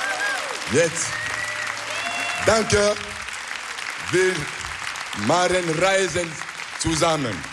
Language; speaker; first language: German; non-native, learner; French